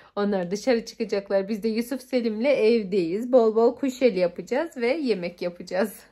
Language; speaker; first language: Turkish; early bilingual, heritage; Turkish